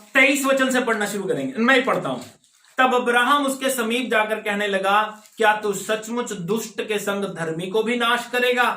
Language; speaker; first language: Hindi; non-native, local second language; Punjabi